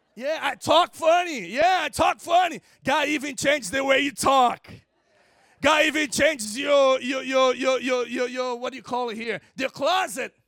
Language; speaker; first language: English; non-native, fluent; Portuguese